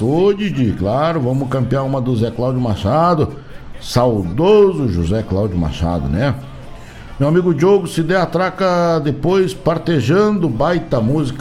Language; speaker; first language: Portuguese; native; Portuguese